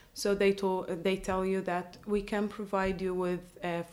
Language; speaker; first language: English; non-native, fluent; Arabic